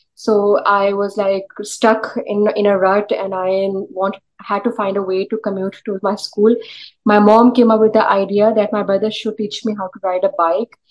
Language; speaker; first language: English; early bilingual, other home language; Urdu